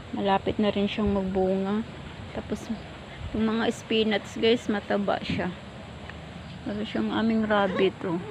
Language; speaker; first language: Filipino; native; Filipino